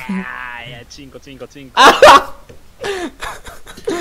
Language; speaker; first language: Japanese; native; Japanese